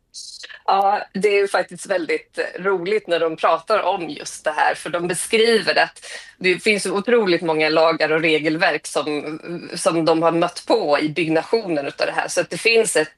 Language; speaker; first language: Swedish; native; Swedish